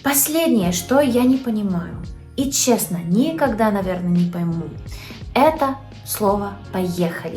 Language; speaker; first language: Russian; non-native, learner; English